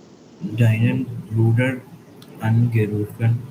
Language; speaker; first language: German; non-native, learner; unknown